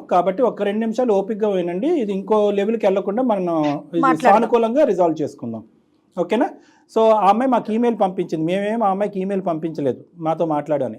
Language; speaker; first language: Telugu; native; Telugu